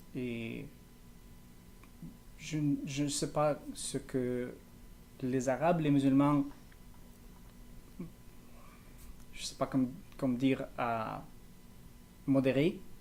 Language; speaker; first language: French; non-native, learner; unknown